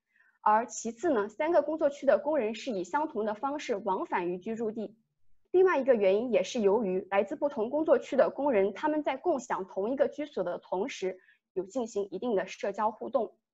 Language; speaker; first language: Chinese; native; Chinese